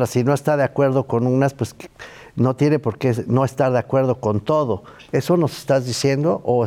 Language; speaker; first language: Spanish; native; Spanish